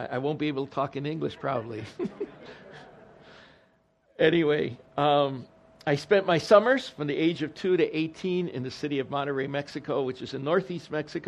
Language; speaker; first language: English; early bilingual, other home language; Spanish